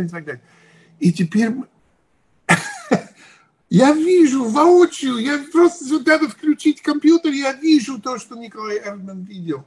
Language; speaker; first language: Russian; non-native, fluent; English